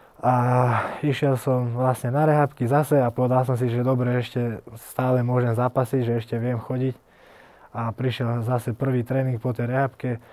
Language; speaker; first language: Slovak; early bilingual, heritage; Slovak